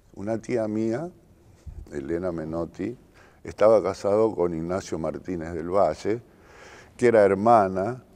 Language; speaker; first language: Spanish; native; Spanish